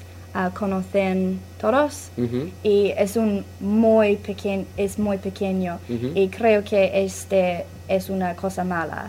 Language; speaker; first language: Spanish; non-native, learner; English